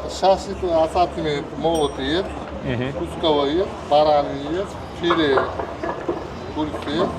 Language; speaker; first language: Russian; non-native, local second language; Uzbek